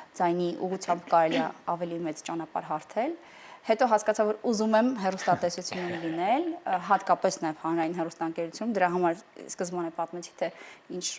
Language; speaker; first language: Armenian; native; Armenian